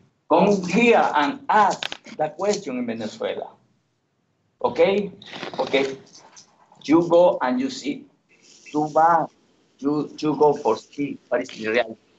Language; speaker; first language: English; non-native, learner; Spanish